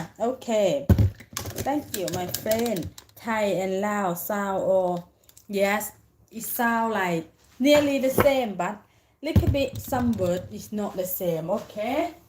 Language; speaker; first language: English; non-native, learner; Lao